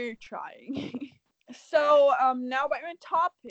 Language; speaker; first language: English; non-native, fluent; German